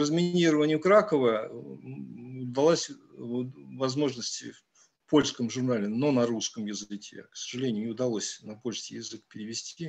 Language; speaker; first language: Russian; native; Russian